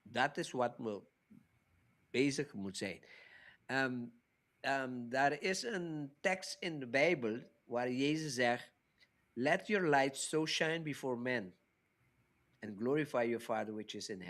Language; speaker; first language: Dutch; non-native, local second language; Papiamento